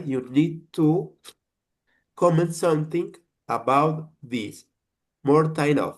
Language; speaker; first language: English; non-native, fluent; Spanish